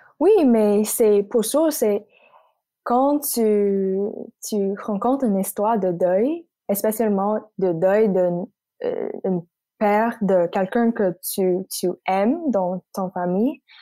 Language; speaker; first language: French; non-native, local second language; English